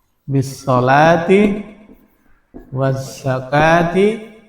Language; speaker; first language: Arabic; non-native, fluent; Indonesian